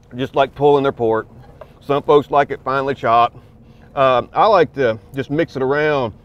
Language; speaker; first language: English; native; English